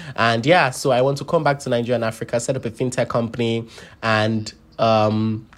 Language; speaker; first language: English; non-native, local second language; Yoruba